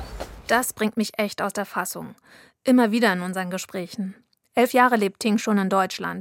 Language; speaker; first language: German; native; German